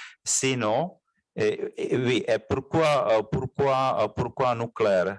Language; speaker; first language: French; non-native, fluent; Czech